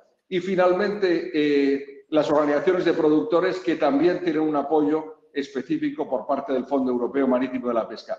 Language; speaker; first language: Spanish; native; Spanish